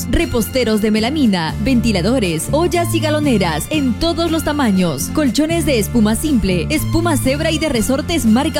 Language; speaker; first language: Spanish; native; Spanish